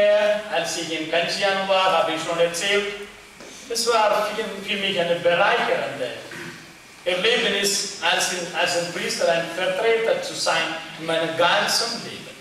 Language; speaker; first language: German; non-native, learner; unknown